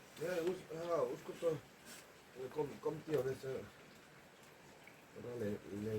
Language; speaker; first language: Hindi; non-native, local second language; Mizo